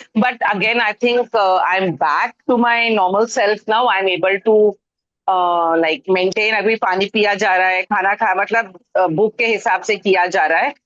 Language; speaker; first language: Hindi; native; Hindi